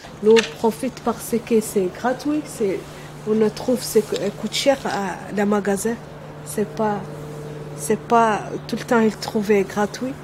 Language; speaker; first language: French; non-native, learner; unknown